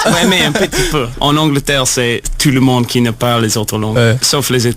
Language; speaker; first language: French; non-native, learner; English